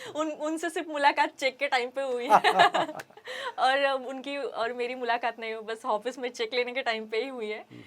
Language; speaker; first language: Hindi; non-native, local second language; Marathi